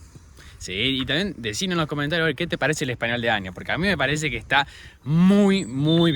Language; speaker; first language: Spanish; native; Spanish